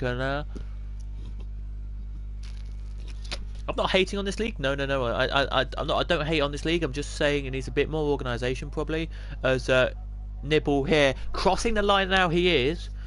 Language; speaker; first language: English; native; English